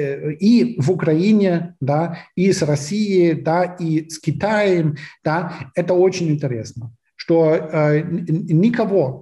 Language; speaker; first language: Russian; non-native, fluent; German